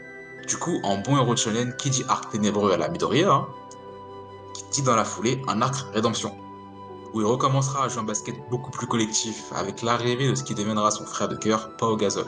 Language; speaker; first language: French; native; French